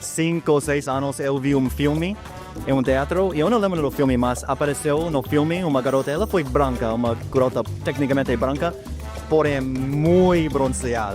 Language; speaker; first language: Portuguese; non-native, learner; English